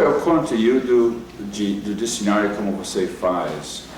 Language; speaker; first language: Portuguese; non-native, fluent; English